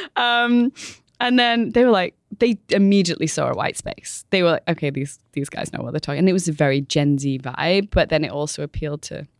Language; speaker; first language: English; native; English